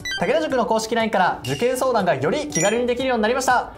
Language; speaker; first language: Japanese; native; Japanese